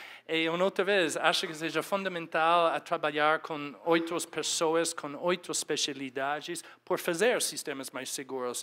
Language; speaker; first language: Portuguese; non-native, fluent; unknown